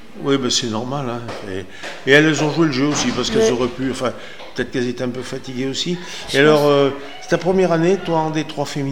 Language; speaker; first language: French; native; French